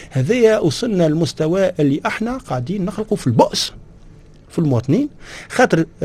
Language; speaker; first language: French; non-native, local second language; Arabic